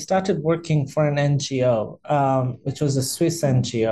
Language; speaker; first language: English; non-native, local second language; Bangla